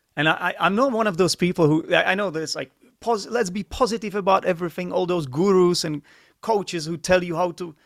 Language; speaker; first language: English; non-native, fluent; Czech